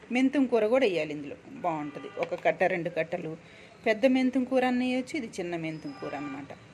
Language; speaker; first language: Telugu; non-native, local second language; Urdu